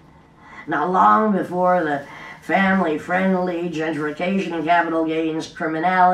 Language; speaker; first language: English; native; English